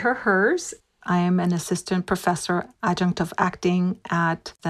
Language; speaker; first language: English; non-native, fluent; Spanish